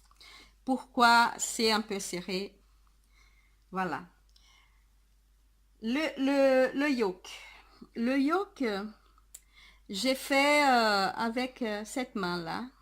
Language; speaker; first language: French; non-native, fluent; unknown